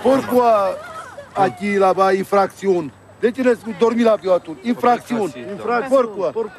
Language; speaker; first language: French; native; French